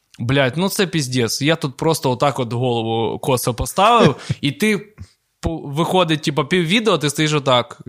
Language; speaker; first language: Ukrainian; non-native, local second language; Russian